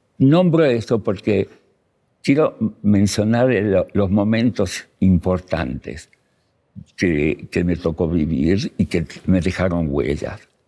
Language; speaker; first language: Spanish; early bilingual, other home language; Russian